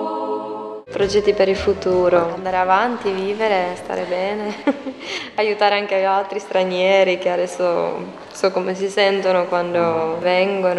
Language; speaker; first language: Italian; non-native, fluent; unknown